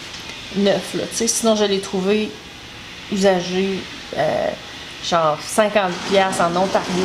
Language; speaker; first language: French; native; French